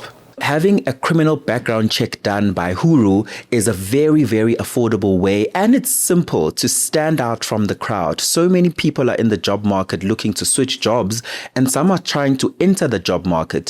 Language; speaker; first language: English; non-native, local second language; Zulu